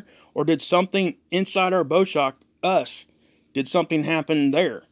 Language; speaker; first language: English; native; English